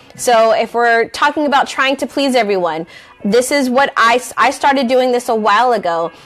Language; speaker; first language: English; native; English